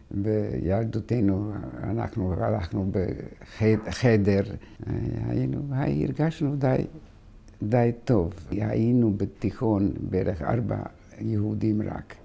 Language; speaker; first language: Hebrew; non-native, fluent; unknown